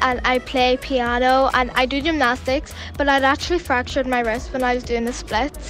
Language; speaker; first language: English; native; English